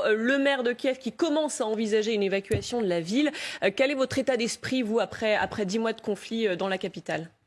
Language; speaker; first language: French; native; French